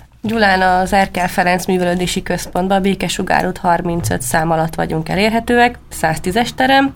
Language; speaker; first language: Hungarian; native; Hungarian